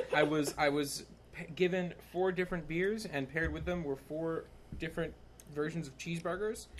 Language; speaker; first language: English; native; English